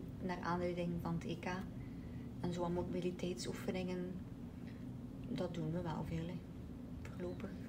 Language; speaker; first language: Dutch; native; Dutch